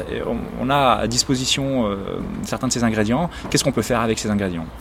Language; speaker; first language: French; native; French